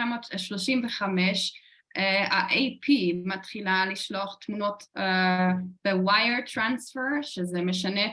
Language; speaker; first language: Hebrew; non-native, fluent; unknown